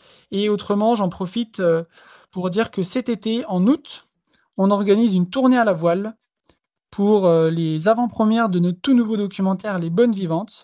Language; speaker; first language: French; native; French